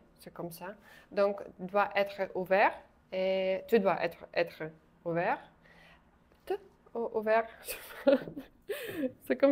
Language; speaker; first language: French; non-native, learner; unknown